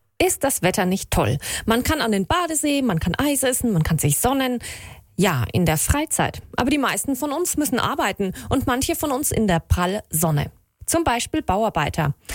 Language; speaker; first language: German; native; German